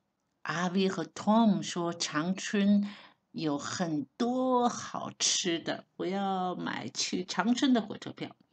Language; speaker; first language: Chinese; non-native, learner; Hebrew